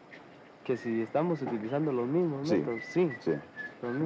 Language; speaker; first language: Spanish; native; Spanish